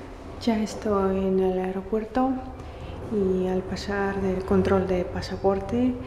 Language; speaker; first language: Spanish; non-native, fluent; Russian